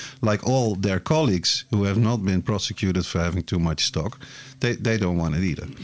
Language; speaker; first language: English; non-native, fluent; Dutch